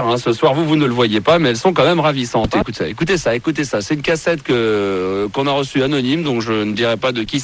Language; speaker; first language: French; native; French